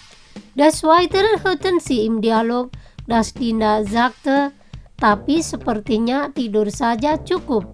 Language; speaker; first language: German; non-native, fluent; Indonesian